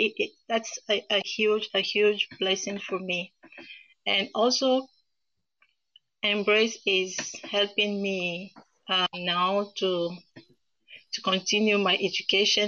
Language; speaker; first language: English; non-native, fluent; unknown